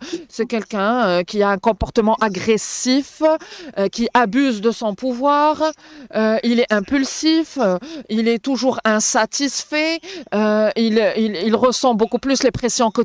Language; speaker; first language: French; non-native, local second language; Arabic